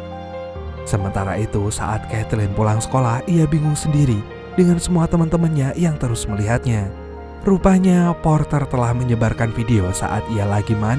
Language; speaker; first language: Indonesian; native; Indonesian